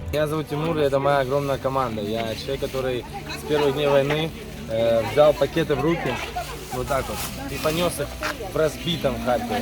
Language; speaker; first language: Russian; native; Russian